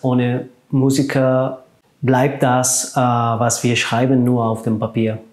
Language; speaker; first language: German; non-native, fluent; Catalan